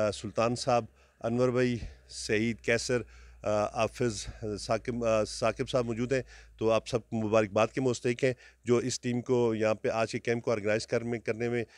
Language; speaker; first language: Urdu; non-native, local second language; Northern Hindko